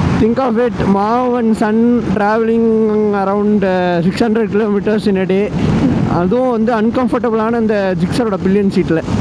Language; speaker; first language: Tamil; non-native, local second language; Malayalam